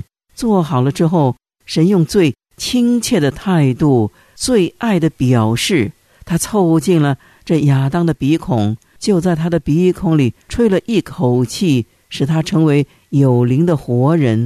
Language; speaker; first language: Chinese; native; Chinese